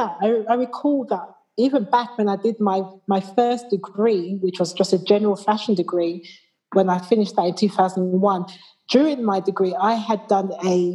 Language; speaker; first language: English; native; English